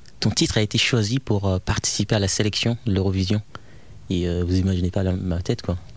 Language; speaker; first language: French; non-native, fluent; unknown